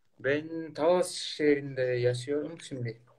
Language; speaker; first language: Turkish; non-native, learner; Kyrgyz